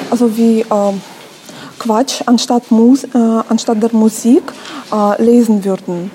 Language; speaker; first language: German; non-native, learner; Russian